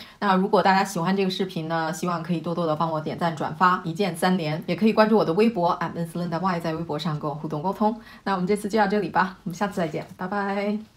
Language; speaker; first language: Chinese; native; Chinese